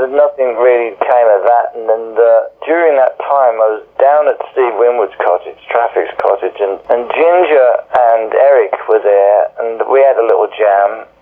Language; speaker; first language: English; native; English